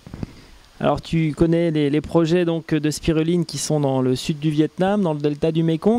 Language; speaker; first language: French; native; French